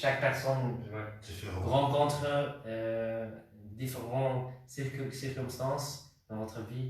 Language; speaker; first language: French; non-native, learner; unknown